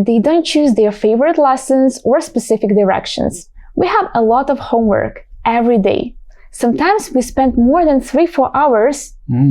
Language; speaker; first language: English; non-native, fluent; Ukrainian